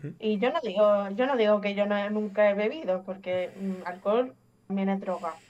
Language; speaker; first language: Spanish; early bilingual, other home language; English